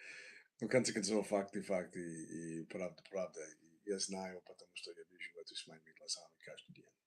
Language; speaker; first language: Russian; non-native, learner; English